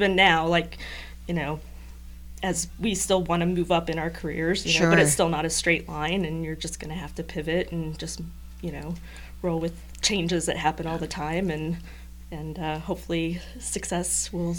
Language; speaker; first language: English; native; English